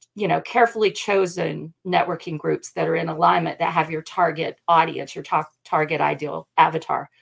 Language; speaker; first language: English; native; English